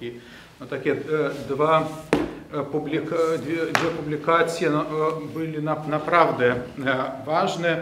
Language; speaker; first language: Polish; non-native, fluent; Lithuanian